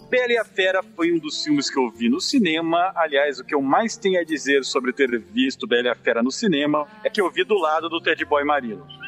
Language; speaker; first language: Portuguese; native; Portuguese